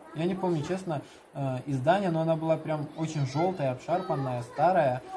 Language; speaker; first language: Russian; non-native, local second language; Karachay-Balkar